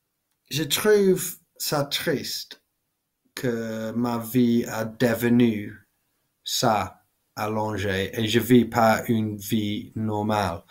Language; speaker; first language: French; non-native, learner; English